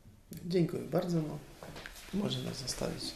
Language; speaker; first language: Polish; non-native, learner; Russian